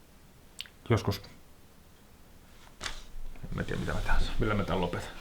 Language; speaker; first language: Finnish; native; Finnish